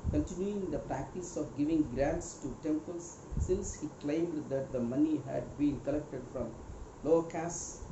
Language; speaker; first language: English; non-native, local second language; Telugu